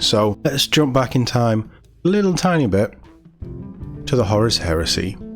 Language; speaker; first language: English; native; English